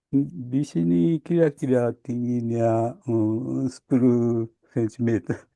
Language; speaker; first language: Indonesian; non-native, learner; Japanese